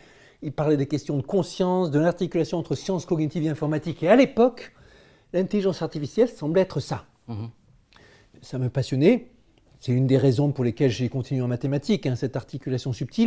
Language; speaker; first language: French; native; French